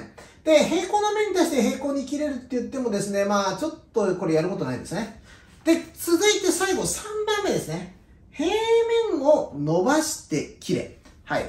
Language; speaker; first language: Japanese; native; Japanese